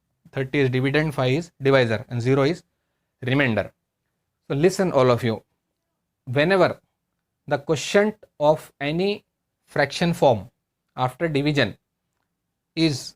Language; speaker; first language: English; non-native, local second language; Hindi